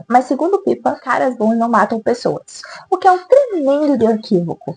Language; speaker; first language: Portuguese; native; Portuguese